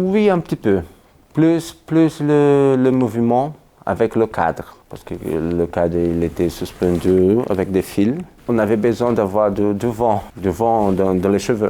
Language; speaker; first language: French; non-native, fluent; Portuguese